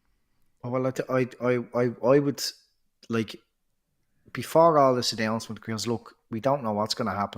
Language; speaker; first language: English; native; English